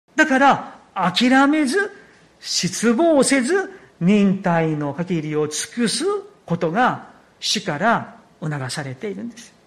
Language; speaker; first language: Japanese; non-native, fluent; Korean